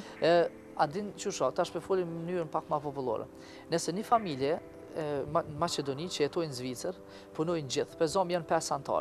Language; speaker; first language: Albanian; native; Albanian